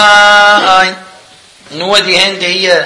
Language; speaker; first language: German; non-native, fluent; Arabic